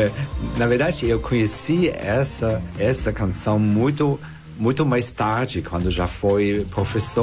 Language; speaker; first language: Portuguese; non-native, fluent; German